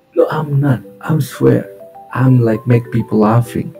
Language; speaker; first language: English; non-native, learner; Indonesian